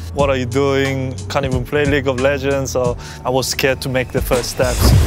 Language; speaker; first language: English; non-native, fluent; Korean